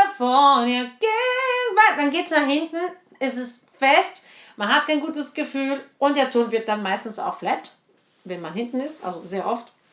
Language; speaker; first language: German; non-native, fluent; Italian